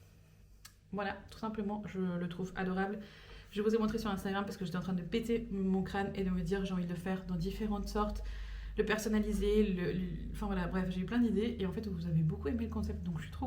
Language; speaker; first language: French; native; French